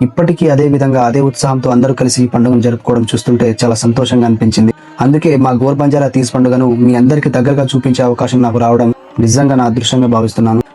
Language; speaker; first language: Telugu; non-native, local second language; Lambadi